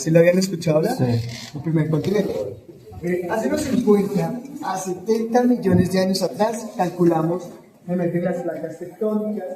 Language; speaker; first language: Spanish; native; Spanish